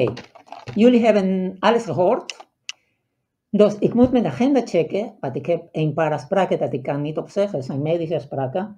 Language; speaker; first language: Dutch; non-native, fluent; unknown